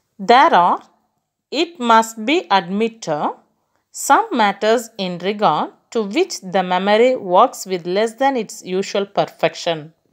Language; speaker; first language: English; non-native, local second language; Tamil